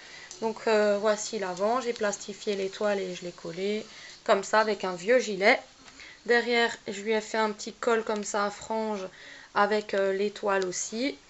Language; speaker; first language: French; native; French